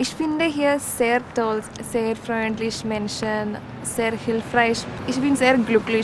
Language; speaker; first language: German; non-native, learner; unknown